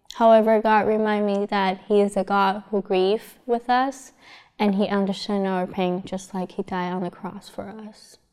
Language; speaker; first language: English; non-native, fluent; Chinese